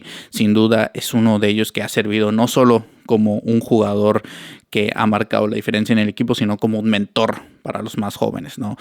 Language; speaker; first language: Spanish; native; Spanish